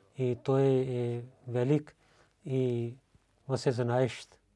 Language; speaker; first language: Bulgarian; non-native, learner; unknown